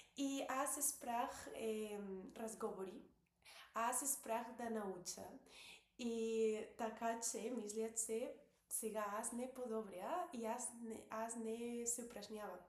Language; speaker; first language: Bulgarian; non-native, learner; Spanish